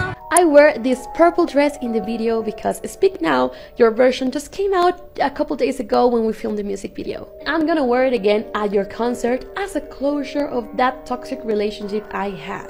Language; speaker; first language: English; non-native, fluent; Spanish